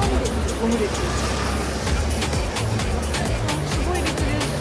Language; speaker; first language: Japanese; native; Japanese